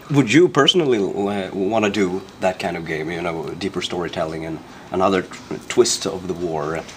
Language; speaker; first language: English; non-native, fluent; Swedish